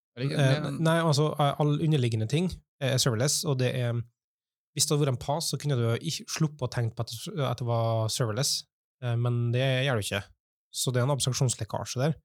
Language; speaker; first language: Norwegian; native; Norwegian